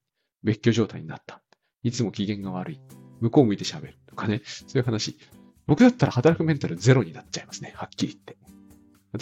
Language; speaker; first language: Japanese; native; Japanese